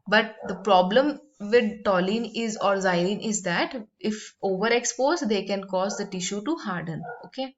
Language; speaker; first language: English; non-native, local second language; Punjabi